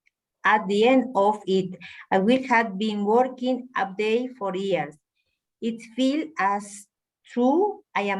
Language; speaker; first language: English; non-native, learner; Spanish